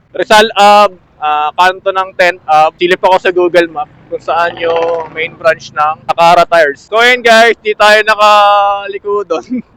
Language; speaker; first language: Filipino; native; Filipino